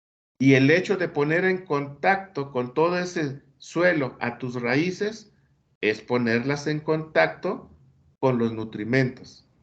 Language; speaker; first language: Spanish; native; Spanish